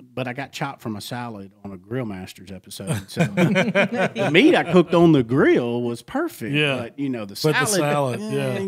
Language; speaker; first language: English; native; English